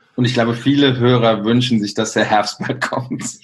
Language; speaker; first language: German; native; German